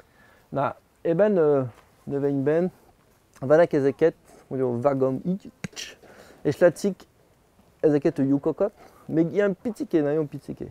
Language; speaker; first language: Hungarian; non-native, learner; French